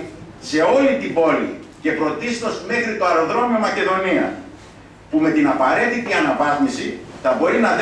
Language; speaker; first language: Greek; native; Greek